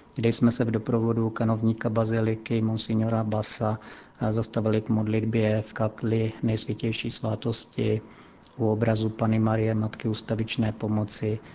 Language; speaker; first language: Czech; native; Czech